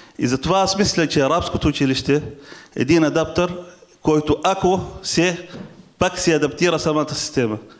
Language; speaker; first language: Bulgarian; non-native, fluent; Arabic